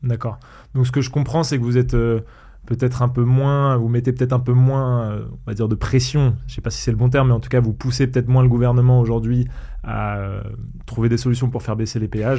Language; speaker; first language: French; native; French